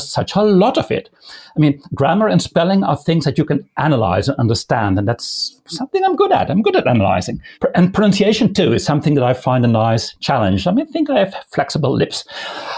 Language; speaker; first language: English; non-native, fluent; Limburgish